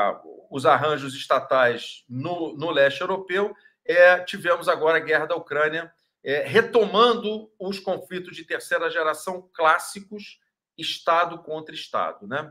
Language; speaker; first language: Portuguese; native; Portuguese